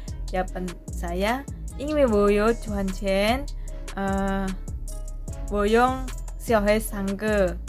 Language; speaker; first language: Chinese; non-native, learner; Indonesian